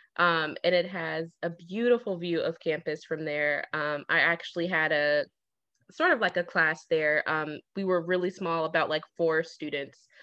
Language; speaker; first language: English; native; English